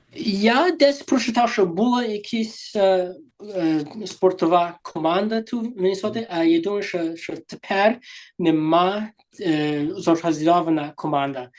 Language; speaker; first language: Ukrainian; early bilingual, heritage; English